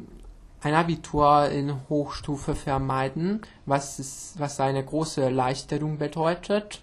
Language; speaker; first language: German; non-native, local second language; Hungarian